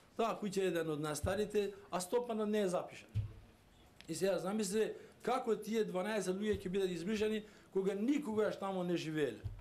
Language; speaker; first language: Macedonian; non-native, local second language; Turkish